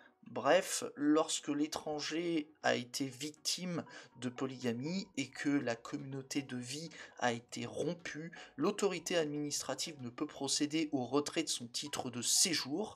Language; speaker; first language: French; native; French